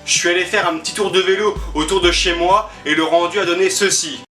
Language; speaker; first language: French; native; French